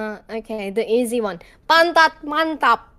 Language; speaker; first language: English; non-native, fluent; Indonesian